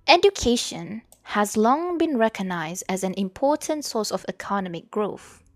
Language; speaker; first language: English; non-native, local second language; Malay